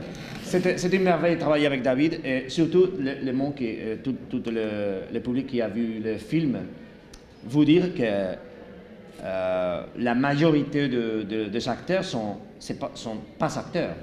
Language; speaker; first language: French; non-native, learner; Spanish